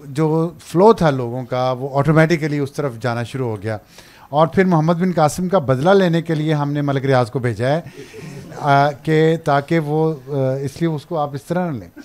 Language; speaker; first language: Urdu; non-native, local second language; Punjabi